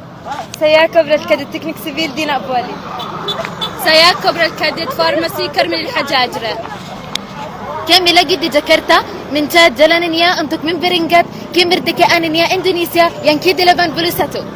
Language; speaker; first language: Indonesian; non-native, learner; Arabic